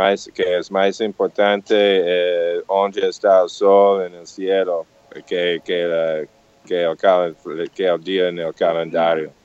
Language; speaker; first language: Portuguese; non-native, learner; English